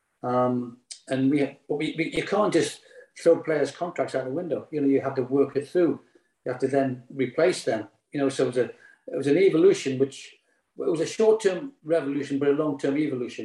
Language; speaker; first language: English; native; English